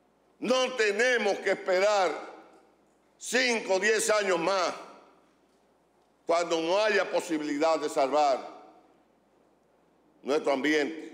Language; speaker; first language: Spanish; native; Spanish